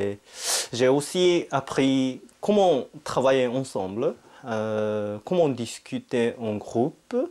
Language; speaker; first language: French; non-native, fluent; Japanese